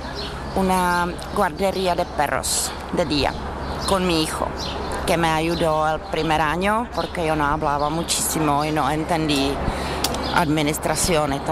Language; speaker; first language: Spanish; non-native, learner; Czech